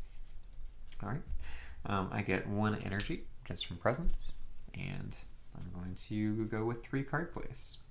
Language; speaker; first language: English; native; English